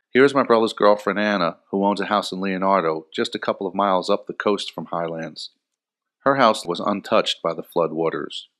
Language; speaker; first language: English; native; English